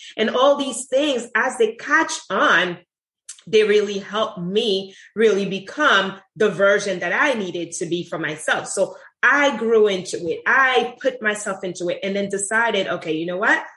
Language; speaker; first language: English; non-native, fluent; Haitian Creole